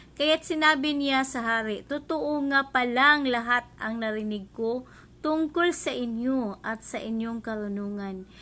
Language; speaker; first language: Filipino; non-native, local second language; Cebuano